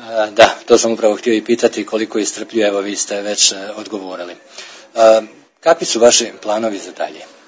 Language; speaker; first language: Croatian; native; Croatian